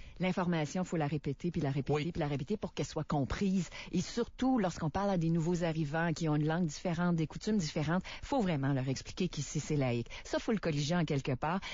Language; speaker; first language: French; native; French